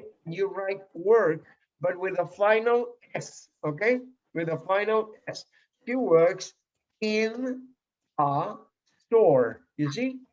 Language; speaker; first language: English; non-native, fluent; Spanish